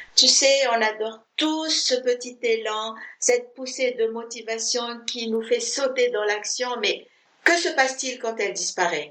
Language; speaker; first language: French; non-native, fluent; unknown